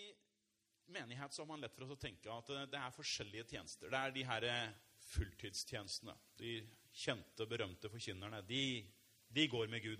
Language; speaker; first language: Norwegian; native; Norwegian